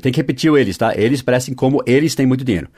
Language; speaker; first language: Portuguese; non-native, fluent; English